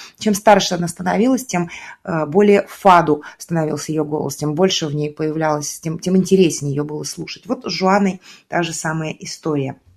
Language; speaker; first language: Russian; native; Russian